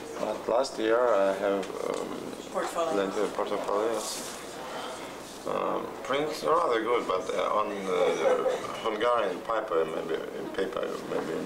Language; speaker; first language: English; non-native, learner; Russian